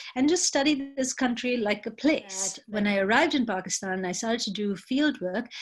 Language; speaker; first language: English; non-native, local second language; Bangla